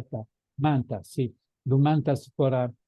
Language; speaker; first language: Spanish; non-native, fluent; Italian